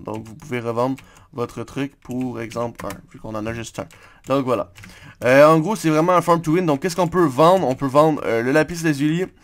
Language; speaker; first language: French; native; French